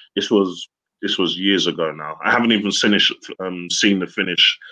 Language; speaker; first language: English; native; English